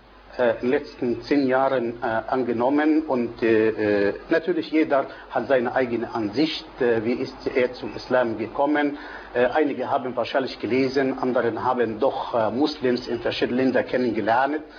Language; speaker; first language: German; non-native, fluent; Arabic